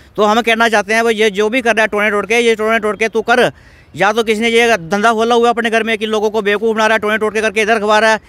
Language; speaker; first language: Hindi; native; Hindi